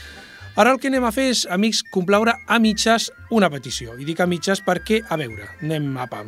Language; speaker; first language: Catalan; native; Catalan